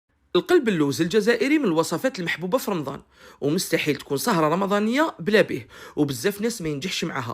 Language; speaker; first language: Arabic; native; Arabic